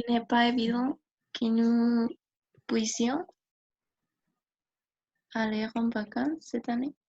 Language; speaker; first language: French; non-native, learner; Spanish